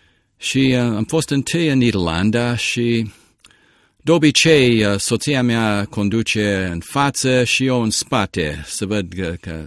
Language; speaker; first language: Romanian; early bilingual, heritage; Romanian